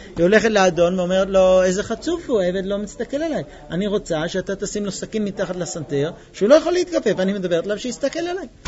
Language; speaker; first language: Hebrew; non-native, fluent; English